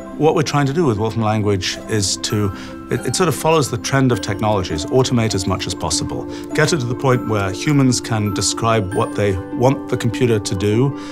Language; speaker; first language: English; native; English